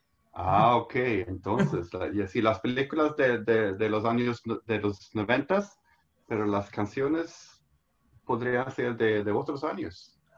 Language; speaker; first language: Spanish; non-native, fluent; Swedish